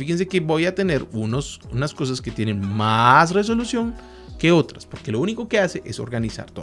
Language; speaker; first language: Spanish; native; Spanish